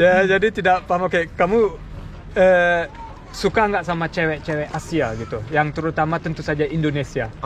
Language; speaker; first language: Indonesian; early bilingual, heritage; Indonesian